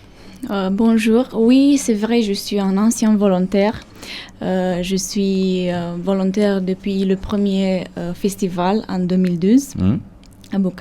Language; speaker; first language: French; non-native, fluent; Romanian